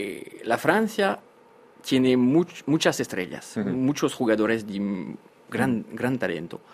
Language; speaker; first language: Spanish; non-native, fluent; French